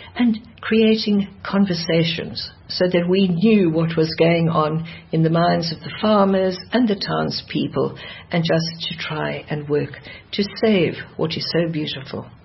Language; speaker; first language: English; early bilingual, other home language; Dutch